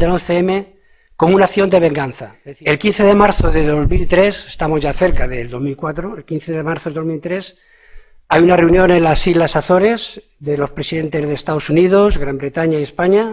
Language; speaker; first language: Spanish; native; Spanish